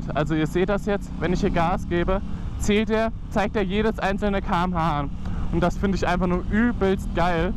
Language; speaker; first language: German; native; German